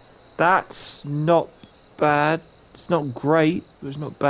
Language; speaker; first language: English; native; English